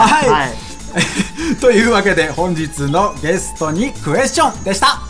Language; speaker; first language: Japanese; native; Japanese